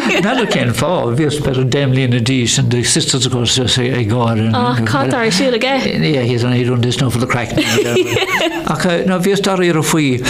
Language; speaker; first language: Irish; non-native, local second language; English